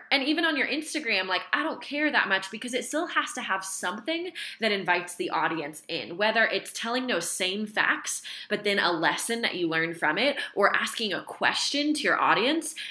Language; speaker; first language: English; native; English